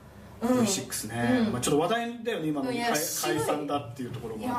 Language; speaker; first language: Japanese; native; Japanese